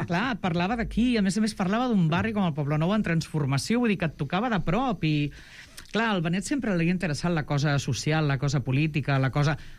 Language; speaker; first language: Catalan; native; Catalan